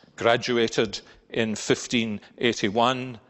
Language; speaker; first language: English; native; English